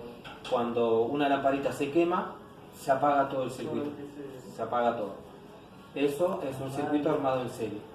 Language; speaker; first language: Spanish; native; Spanish